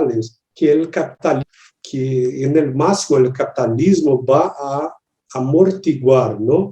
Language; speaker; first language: Spanish; non-native, learner; Portuguese